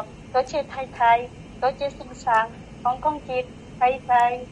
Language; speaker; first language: Cantonese; non-native, learner; Indonesian